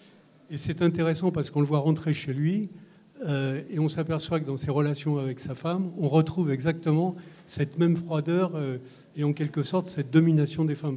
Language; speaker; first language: French; native; French